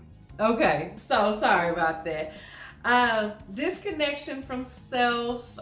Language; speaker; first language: English; native; English